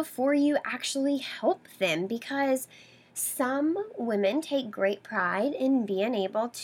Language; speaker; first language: English; native; English